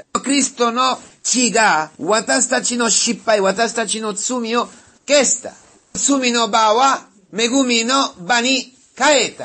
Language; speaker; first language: Japanese; non-native, fluent; Italian